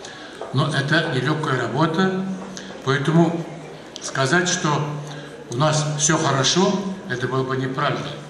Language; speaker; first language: Russian; non-native, local second language; Kazakh